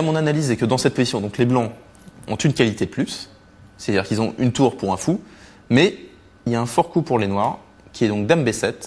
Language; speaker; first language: French; native; French